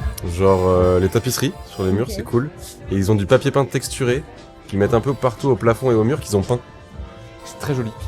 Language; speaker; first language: French; native; French